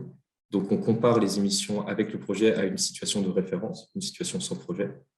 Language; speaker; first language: French; native; French